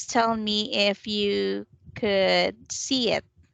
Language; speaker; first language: English; non-native, fluent; Vietnamese